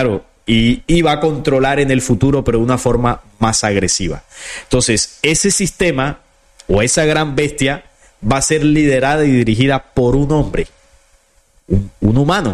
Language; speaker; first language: Spanish; native; Spanish